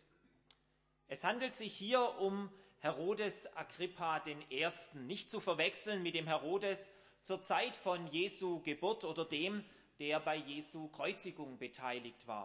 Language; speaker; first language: German; native; German